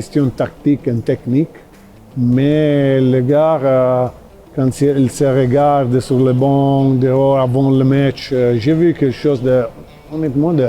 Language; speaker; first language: French; non-native, fluent; Italian